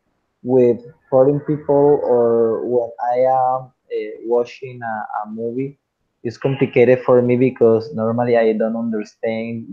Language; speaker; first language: English; non-native, fluent; Spanish